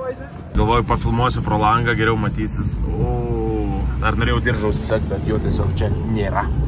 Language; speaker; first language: Lithuanian; native; Lithuanian